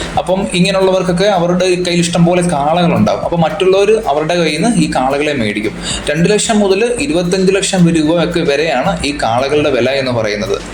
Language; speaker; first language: Malayalam; native; Malayalam